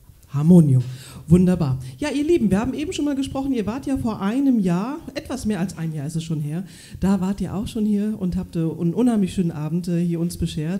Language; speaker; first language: German; native; German